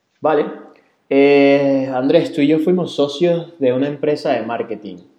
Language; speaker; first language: Spanish; native; Spanish